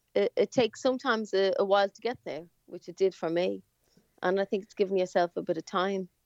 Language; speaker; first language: English; native; English